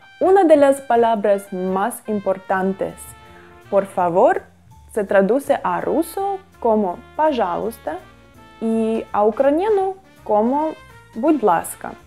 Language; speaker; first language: Spanish; non-native, fluent; Russian